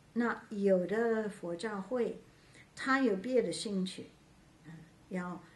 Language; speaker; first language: Chinese; non-native, fluent; English